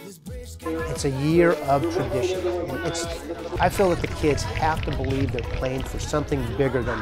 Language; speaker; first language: English; native; English